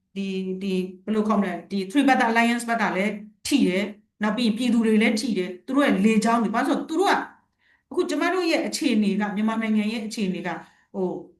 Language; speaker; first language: Burmese; non-native, local second language; Shwe Palaung